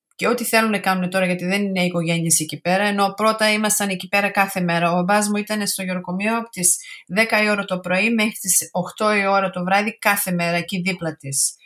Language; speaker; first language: Greek; early bilingual, heritage; Greek